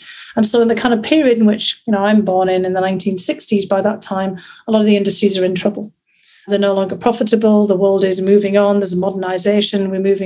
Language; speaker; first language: English; native; English